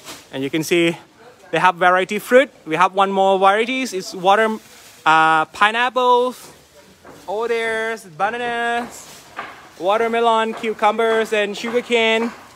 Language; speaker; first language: English; non-native, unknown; Thai